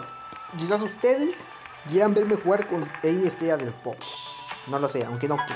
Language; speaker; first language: Spanish; native; Spanish